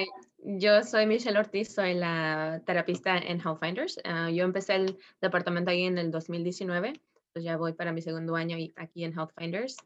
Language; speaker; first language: Spanish; early bilingual, heritage; Spanish